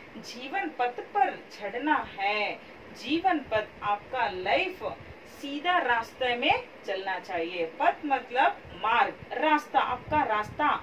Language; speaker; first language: Hindi; non-native, local second language; Kannada